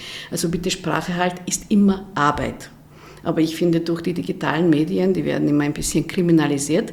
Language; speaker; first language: German; non-native, fluent; Hungarian